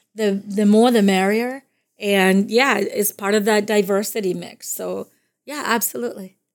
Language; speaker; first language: English; non-native, fluent; Spanish